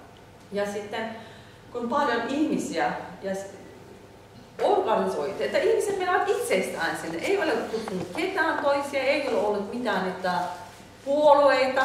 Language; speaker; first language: Finnish; non-native, fluent; Turkish